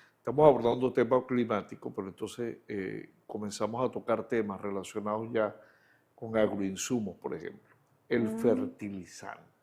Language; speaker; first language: Spanish; native; Spanish